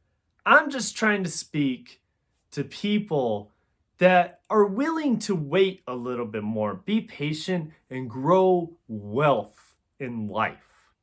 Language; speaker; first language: English; native; English